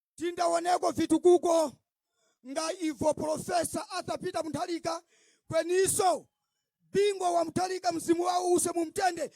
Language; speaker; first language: Nyanja; non-native, local second language; Tumbuka